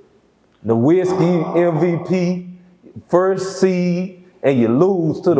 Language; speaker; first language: English; native; English